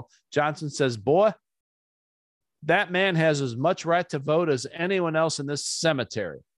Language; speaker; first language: English; native; English